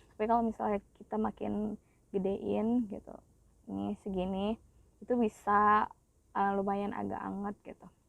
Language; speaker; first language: Indonesian; native; Indonesian